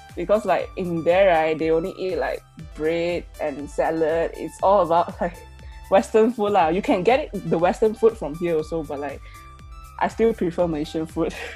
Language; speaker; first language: English; non-native, local second language; Chinese